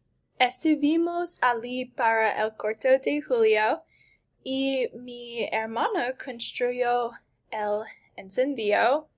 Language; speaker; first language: Spanish; non-native, learner; English